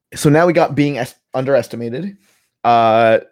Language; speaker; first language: English; native; English